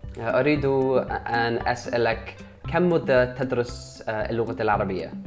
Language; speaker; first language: Arabic; non-native, fluent; English